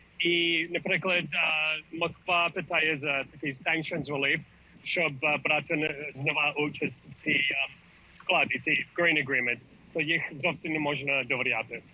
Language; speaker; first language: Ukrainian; early bilingual, heritage; English